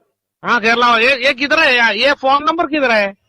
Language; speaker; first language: Hindi; non-native, local second language; Malayalam